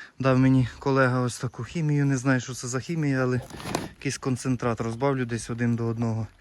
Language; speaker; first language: Ukrainian; native; Ukrainian